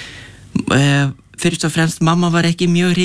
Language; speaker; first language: Icelandic; non-native, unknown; Lithuanian